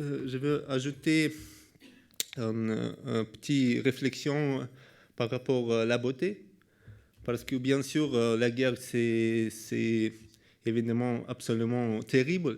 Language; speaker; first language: French; non-native, learner; Russian